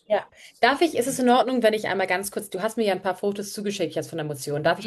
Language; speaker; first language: German; native; German